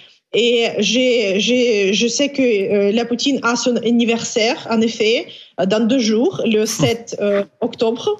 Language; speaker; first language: French; non-native, fluent; Ukrainian